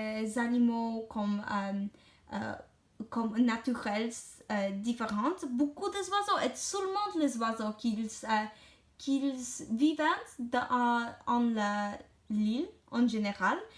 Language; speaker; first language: French; non-native, learner; English